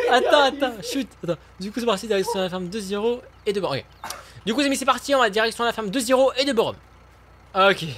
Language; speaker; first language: French; native; French